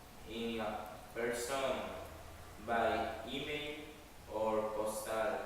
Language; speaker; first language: English; non-native, learner; Spanish